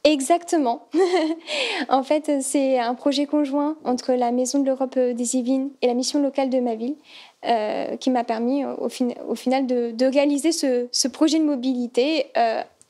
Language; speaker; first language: French; native; French